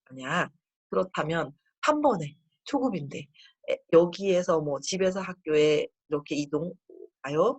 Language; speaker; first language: Korean; native; Korean